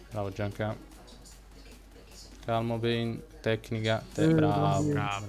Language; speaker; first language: Italian; native; Italian